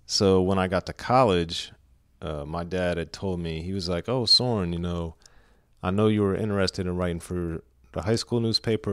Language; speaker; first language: English; native; English